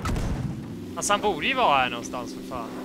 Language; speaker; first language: Swedish; native; Swedish